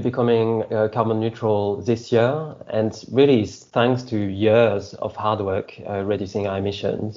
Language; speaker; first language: English; non-native, fluent; French